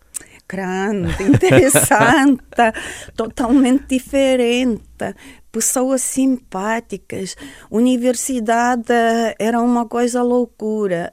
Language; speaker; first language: Portuguese; non-native, fluent; Estonian